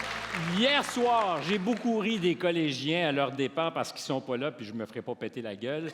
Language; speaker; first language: French; native; French